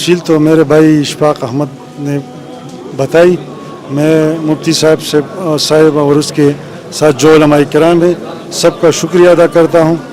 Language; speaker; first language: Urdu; non-native, local second language; Pashto